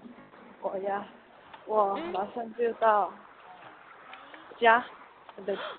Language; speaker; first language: Chinese; non-native, learner; Korean